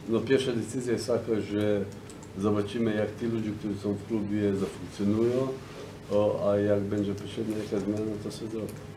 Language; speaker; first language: Polish; non-native, fluent; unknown